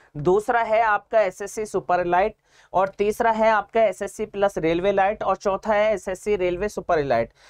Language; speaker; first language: Hindi; native; Hindi